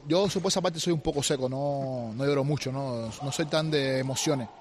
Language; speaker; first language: Spanish; native; Spanish